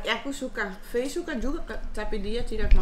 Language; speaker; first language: Indonesian; non-native, fluent; Dutch